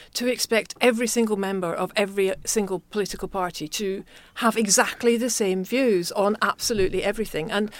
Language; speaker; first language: English; native; English